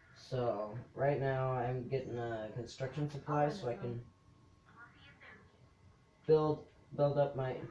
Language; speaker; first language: English; native; English